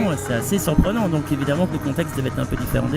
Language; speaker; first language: French; native; French